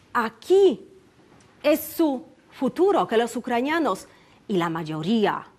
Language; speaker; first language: Spanish; non-native, fluent; Polish